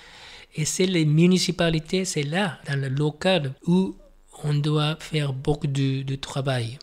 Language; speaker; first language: French; non-native, fluent; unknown